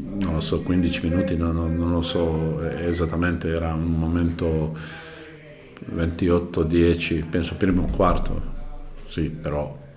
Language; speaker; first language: Italian; non-native, learner; Croatian